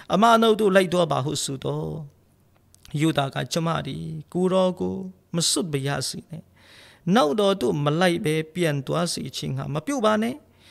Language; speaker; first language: Burmese; non-native, local second language; Tedim Chin